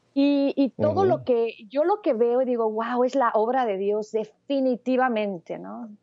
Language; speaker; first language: Spanish; native; Spanish